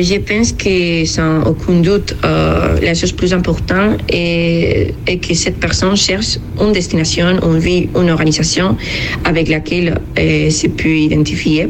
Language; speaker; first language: French; non-native, fluent; Spanish